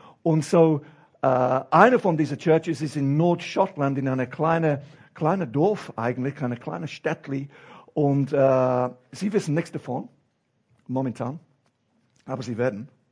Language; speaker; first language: German; non-native, fluent; English